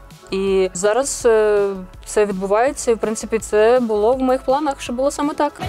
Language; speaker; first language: Ukrainian; native; Ukrainian